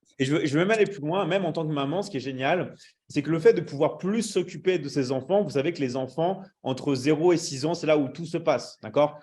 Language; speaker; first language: French; native; French